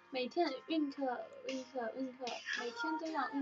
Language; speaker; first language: Chinese; native; Chinese